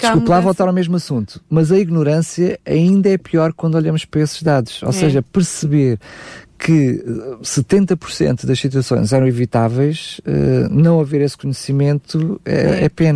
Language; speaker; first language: Portuguese; native; Portuguese